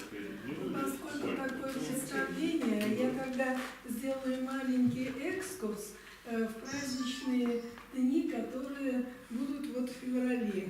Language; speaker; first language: Russian; native; Russian